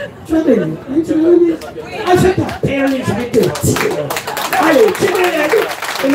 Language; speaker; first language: French; native; French